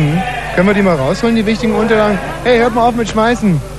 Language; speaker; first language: German; native; German